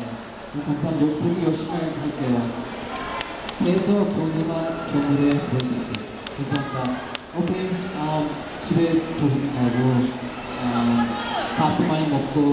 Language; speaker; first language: Korean; non-native, fluent; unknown